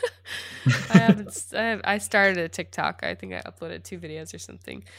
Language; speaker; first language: English; native; English